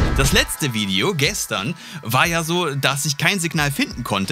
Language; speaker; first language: German; native; German